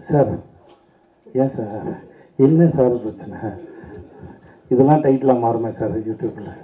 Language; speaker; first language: Tamil; native; Tamil